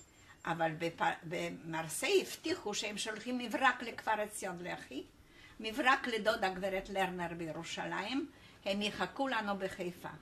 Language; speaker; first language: Hebrew; non-native, fluent; Polish